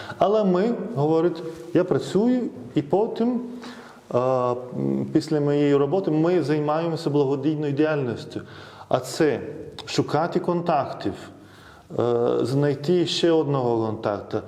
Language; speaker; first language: Ukrainian; non-native, fluent; Lithuanian